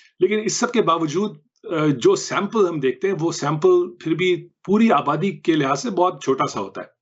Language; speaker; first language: Urdu; native; Urdu